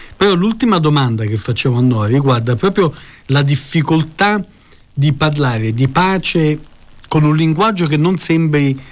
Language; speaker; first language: Italian; native; Italian